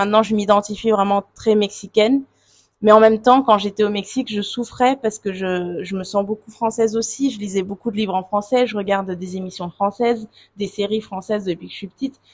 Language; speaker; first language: French; native; French